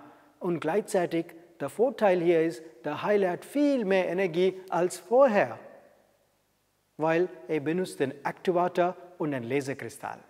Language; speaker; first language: German; non-native, fluent; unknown